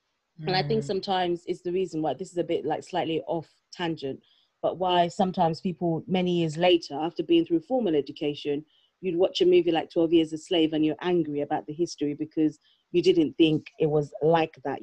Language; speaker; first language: English; non-native, local second language; Yoruba